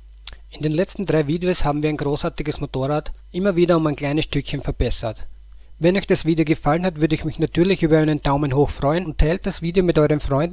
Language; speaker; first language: German; native; German